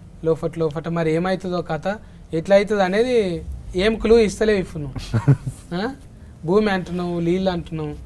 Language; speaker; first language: Telugu; native; Telugu